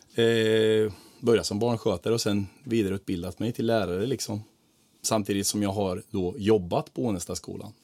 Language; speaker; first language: Swedish; non-native, fluent; Croatian